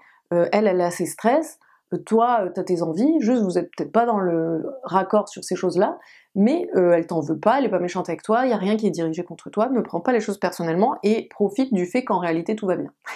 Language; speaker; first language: French; native; French